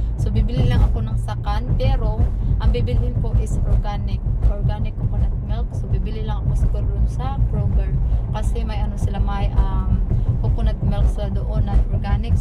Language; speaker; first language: Filipino; non-native, local second language; Cebuano